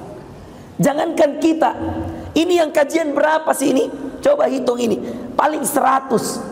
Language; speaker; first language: Indonesian; native; Indonesian